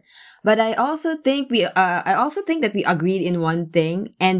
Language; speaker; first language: English; non-native, local second language; Filipino